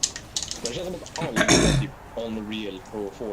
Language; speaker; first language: Swedish; native; Swedish